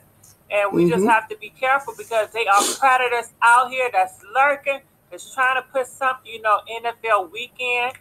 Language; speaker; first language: English; native; English